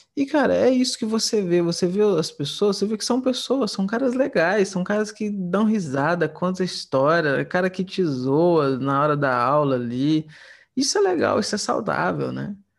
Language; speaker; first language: Portuguese; native; Portuguese